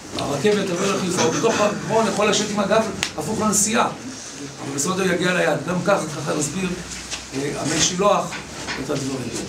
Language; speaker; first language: Hebrew; native; Hebrew